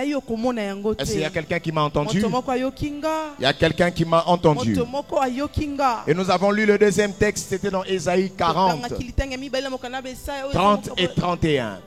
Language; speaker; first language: French; non-native, local second language; Lingala